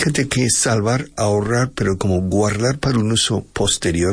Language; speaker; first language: Spanish; non-native, fluent; English